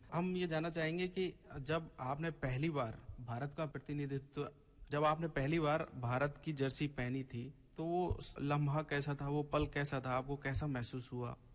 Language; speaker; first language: Hindi; native; Hindi